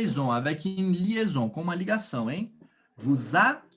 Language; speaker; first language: French; non-native, fluent; Portuguese